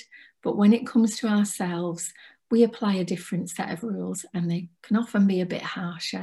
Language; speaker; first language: English; native; English